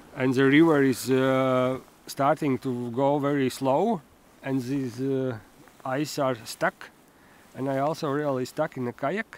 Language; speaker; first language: English; non-native, learner; Latvian